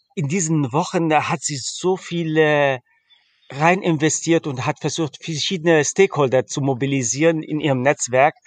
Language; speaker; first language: German; early bilingual, heritage; Arabic